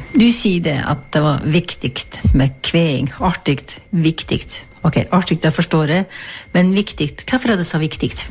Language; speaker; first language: Norwegian; native; Norwegian